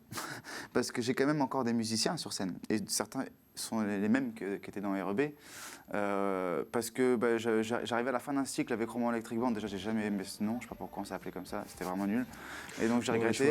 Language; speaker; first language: French; native; French